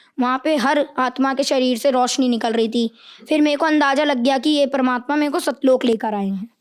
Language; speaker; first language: Hindi; native; Hindi